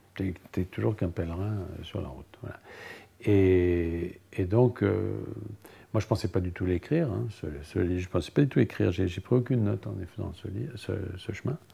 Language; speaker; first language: French; native; French